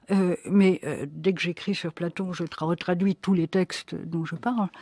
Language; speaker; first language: French; native; French